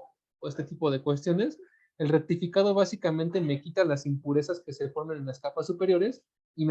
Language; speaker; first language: Spanish; native; Spanish